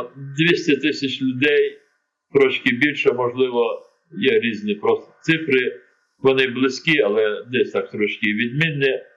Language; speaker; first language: Ukrainian; non-native, local second language; Crimean Tatar